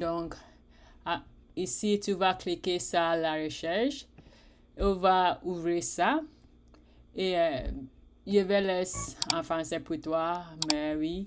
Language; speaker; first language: French; non-native, learner; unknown